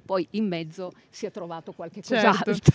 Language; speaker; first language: Italian; native; Italian